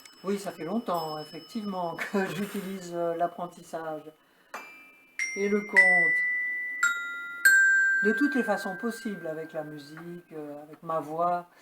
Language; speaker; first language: French; native; French